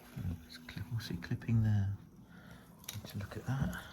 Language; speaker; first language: English; native; English